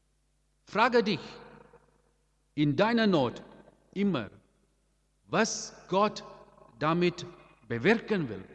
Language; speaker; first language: German; non-native, learner; Amharic